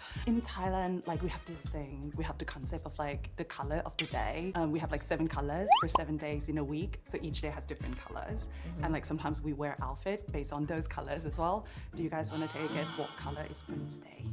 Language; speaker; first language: English; non-native, fluent; Thai